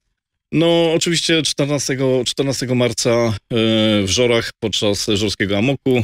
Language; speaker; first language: Polish; native; Polish